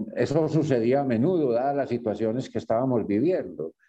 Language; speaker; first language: Spanish; native; Spanish